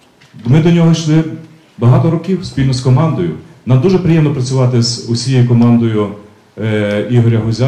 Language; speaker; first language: Ukrainian; native; Ukrainian